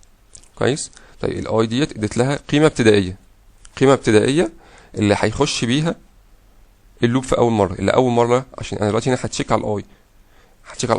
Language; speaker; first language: Arabic; native; Arabic